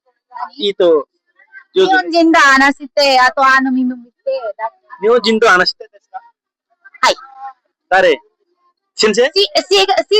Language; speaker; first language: Japanese; non-native, learner; Nepali